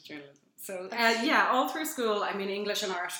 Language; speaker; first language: English; native; English